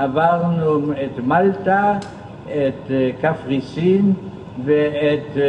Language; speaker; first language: Hebrew; non-native, fluent; German